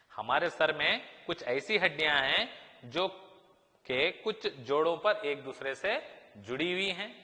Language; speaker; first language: Urdu; native; Urdu